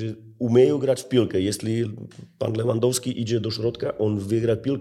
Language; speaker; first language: Polish; non-native, learner; Slovak